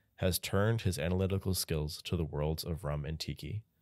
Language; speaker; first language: English; native; English